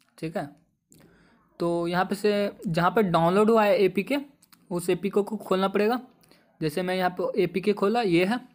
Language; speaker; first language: Hindi; native; Hindi